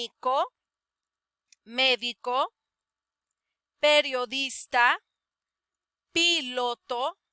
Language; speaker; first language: Spanish; non-native, fluent; English